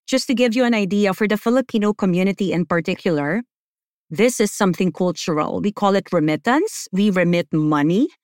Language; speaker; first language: English; non-native, local second language; Filipino